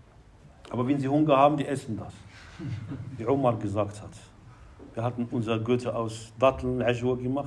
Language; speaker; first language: German; non-native, fluent; Arabic